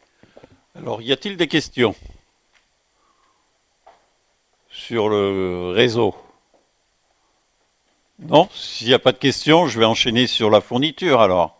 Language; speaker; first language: French; native; French